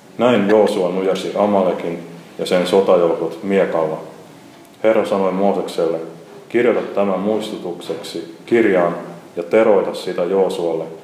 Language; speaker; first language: Finnish; native; Finnish